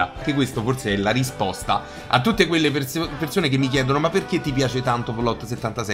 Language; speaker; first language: Italian; native; Italian